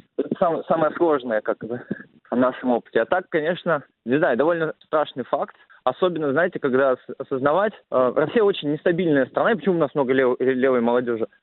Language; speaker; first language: Russian; native; Russian